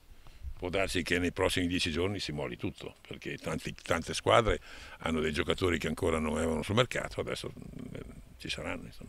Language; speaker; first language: Italian; native; Italian